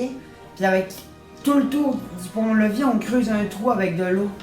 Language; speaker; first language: French; native; French